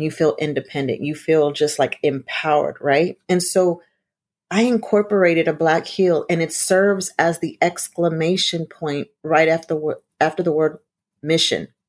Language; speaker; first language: English; early bilingual, other home language; Spanish